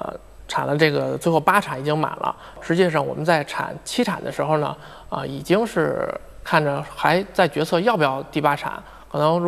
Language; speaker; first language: Chinese; native; Chinese